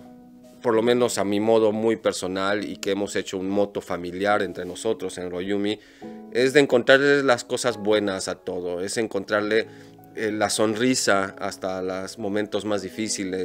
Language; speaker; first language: Spanish; native; Spanish